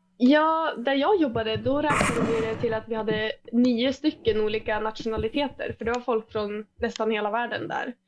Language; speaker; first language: Swedish; native; Swedish